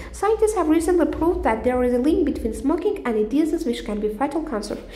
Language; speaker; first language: English; non-native, fluent; Azerbaijani